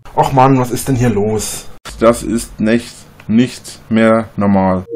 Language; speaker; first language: German; native; German